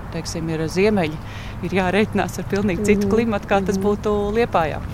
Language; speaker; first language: Latvian; native; Latvian